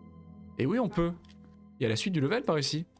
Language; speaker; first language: French; native; French